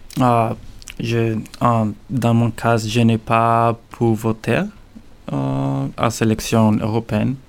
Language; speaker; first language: French; non-native, learner; Spanish